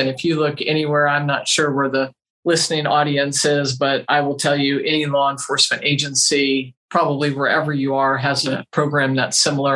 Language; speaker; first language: English; native; English